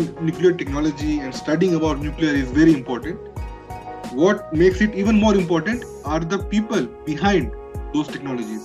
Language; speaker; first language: English; non-native, local second language; Bangla